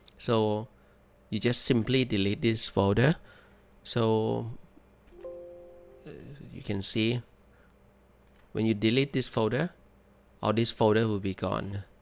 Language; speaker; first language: English; non-native, fluent; Thai